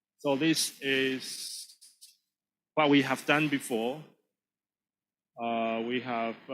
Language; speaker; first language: English; non-native, fluent; Chinese